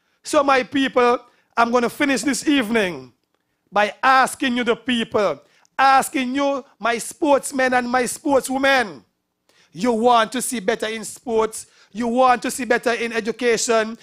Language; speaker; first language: English; native; English